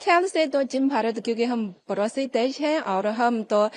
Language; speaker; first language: Hindi; non-native, fluent; Chinese